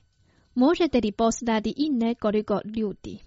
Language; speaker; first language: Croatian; non-native, fluent; Chinese